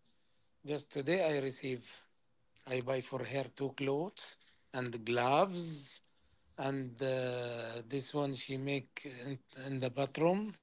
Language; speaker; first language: English; non-native, learner; Arabic